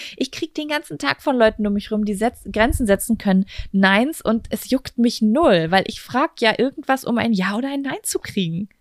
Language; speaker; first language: German; native; German